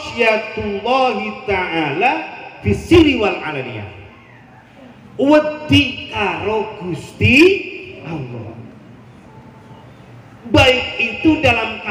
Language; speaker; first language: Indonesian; non-native, local second language; Javanese